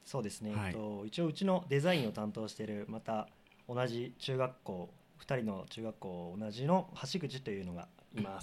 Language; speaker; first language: Japanese; native; Japanese